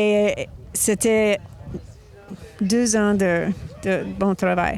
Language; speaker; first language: French; non-native, local second language; English